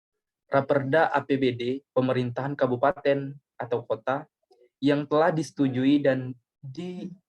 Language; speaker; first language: Indonesian; native; Indonesian